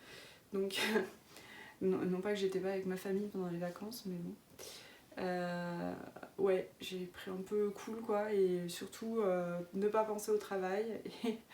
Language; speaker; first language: French; native; French